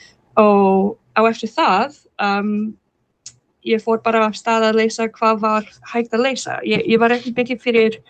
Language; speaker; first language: Icelandic; non-native, fluent; English